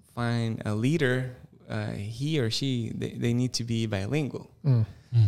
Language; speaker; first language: English; non-native, fluent; Spanish